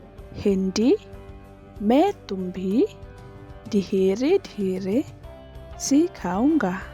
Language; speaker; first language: Hindi; non-native, local second language; Khasi